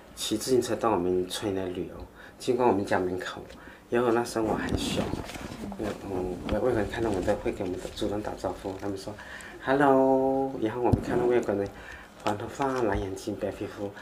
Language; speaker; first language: Chinese; native; Chinese